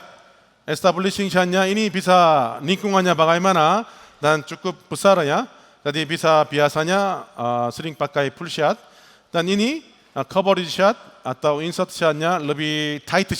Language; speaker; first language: Indonesian; non-native, learner; Korean